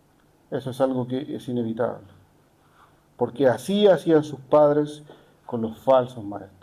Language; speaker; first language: Spanish; native; Spanish